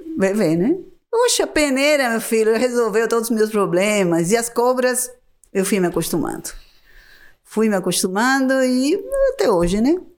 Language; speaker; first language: Portuguese; non-native, fluent; Spanish